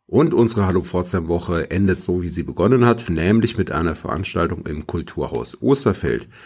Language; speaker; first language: German; native; German